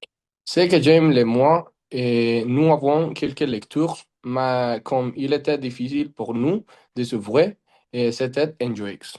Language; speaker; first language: French; non-native, learner; Spanish